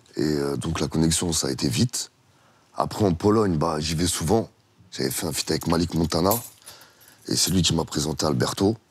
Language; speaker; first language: French; early bilingual, other home language; Russian